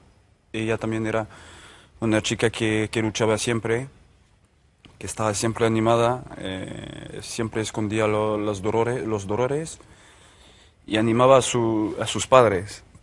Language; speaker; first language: Spanish; non-native, fluent; French